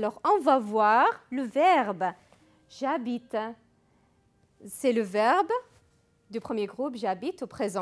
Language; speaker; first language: French; non-native, fluent; Arabic